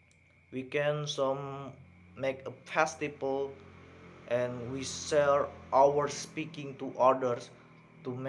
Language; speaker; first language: English; non-native, learner; Indonesian